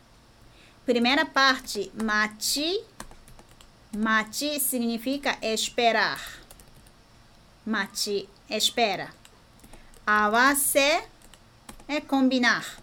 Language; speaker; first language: Portuguese; non-native, fluent; Japanese